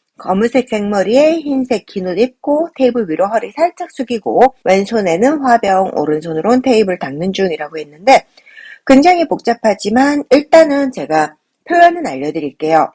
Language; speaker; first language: Korean; native; Korean